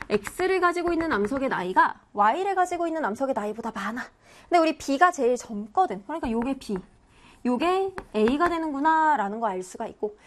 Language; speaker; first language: Korean; native; Korean